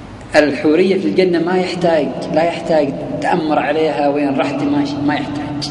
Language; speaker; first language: Arabic; native; Arabic